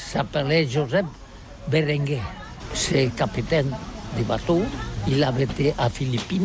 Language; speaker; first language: French; non-native, learner; Catalan